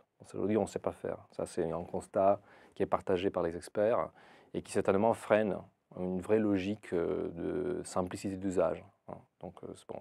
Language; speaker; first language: French; non-native, fluent; Italian